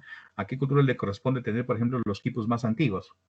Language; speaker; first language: Spanish; native; Spanish